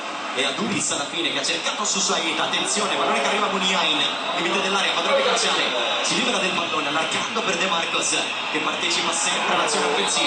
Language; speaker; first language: Italian; native; Italian